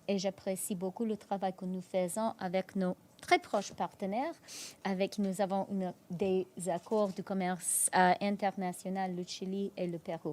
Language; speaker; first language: French; non-native, fluent; English